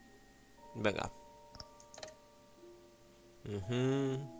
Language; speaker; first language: Spanish; native; Spanish